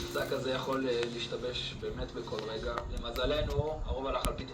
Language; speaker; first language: Hebrew; native; Hebrew